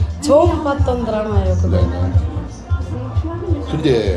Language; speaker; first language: Korean; non-native, fluent; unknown